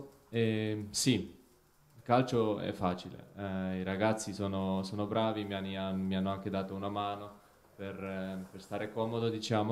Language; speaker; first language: Italian; non-native, fluent; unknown